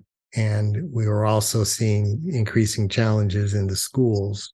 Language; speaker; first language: English; native; English